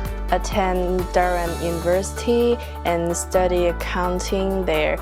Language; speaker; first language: English; non-native, fluent; Chinese